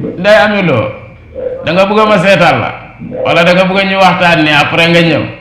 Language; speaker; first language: Wolof; non-native, local second language; Jola-Fonyi